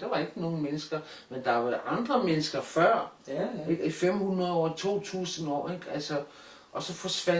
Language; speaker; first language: Danish; non-native, local second language; Kalaallisut